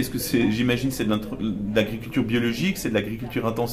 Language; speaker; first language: French; native; French